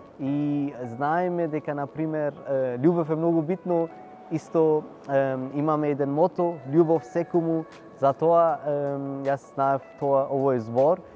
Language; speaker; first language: Macedonian; non-native, learner; Urdu